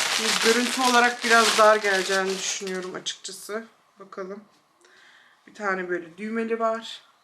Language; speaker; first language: Turkish; early bilingual, heritage; Turkish